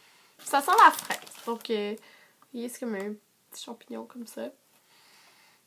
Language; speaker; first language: French; native; French